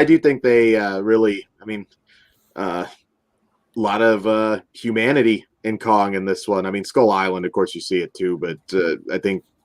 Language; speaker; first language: English; native; English